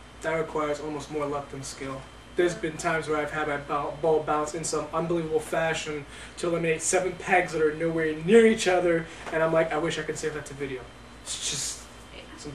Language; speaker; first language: English; native; English